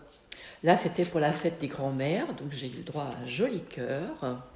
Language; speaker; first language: French; native; French